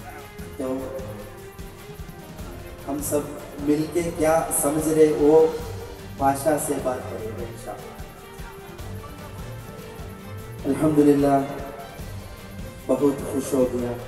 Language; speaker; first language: Hindi; non-native, learner; Malayalam